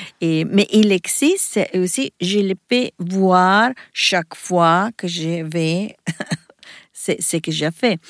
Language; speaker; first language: French; non-native, learner; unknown